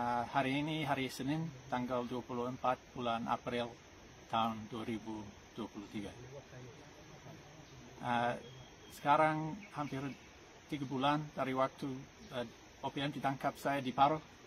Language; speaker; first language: Indonesian; non-native, learner; English